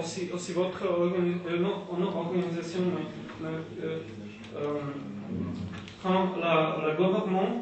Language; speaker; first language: French; non-native, learner; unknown